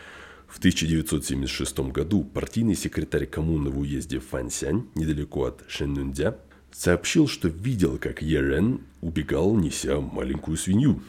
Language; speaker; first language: Russian; native; Russian